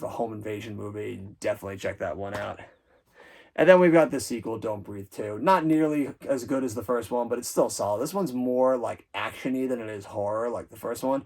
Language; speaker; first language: English; native; English